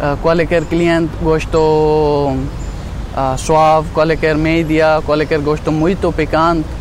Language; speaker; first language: Portuguese; non-native, learner; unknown